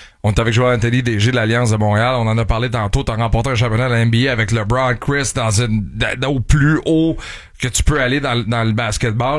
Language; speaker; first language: French; native; French